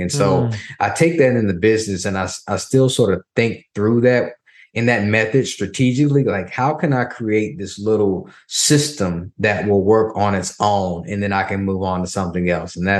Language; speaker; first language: English; native; English